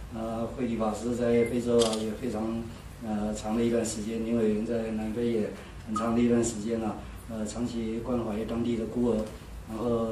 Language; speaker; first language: Chinese; native; Chinese